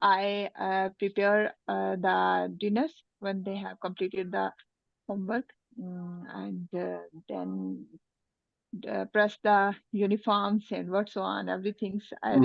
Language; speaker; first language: English; non-native, learner; Urdu